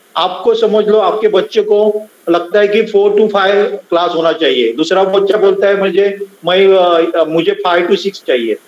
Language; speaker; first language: Hindi; non-native, local second language; Marathi